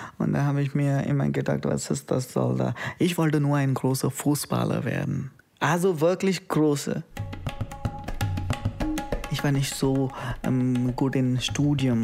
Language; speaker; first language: German; non-native, learner; Konkani